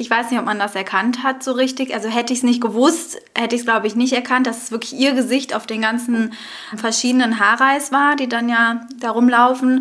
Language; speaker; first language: German; native; German